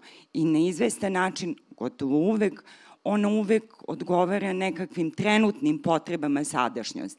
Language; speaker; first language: Serbian; native; Serbian